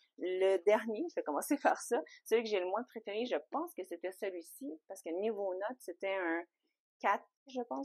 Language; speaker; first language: French; native; French